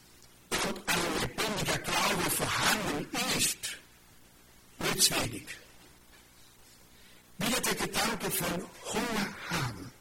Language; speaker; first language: German; non-native, fluent; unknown